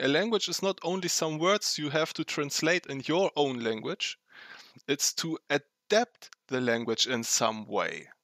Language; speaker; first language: English; non-native, fluent; German